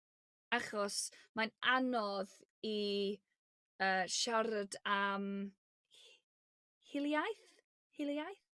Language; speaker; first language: Welsh; non-native, learner; English